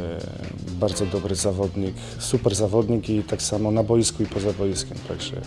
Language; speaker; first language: Polish; native; Polish